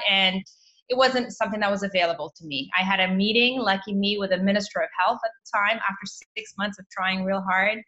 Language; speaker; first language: English; native; English